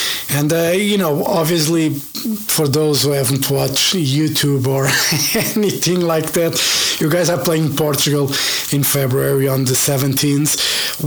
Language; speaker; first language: English; non-native, fluent; Portuguese